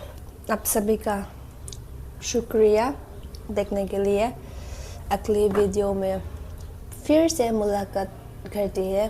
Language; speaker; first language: Hindi; non-native, local second language; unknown